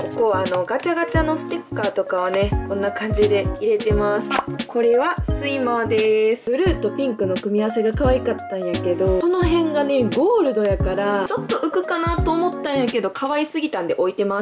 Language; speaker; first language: Japanese; native; Japanese